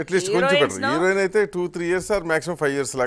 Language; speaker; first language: Telugu; native; Telugu